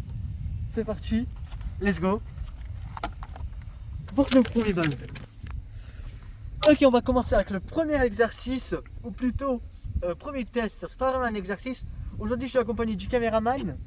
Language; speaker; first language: French; native; French